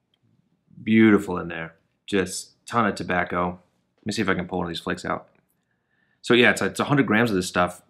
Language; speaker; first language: English; native; English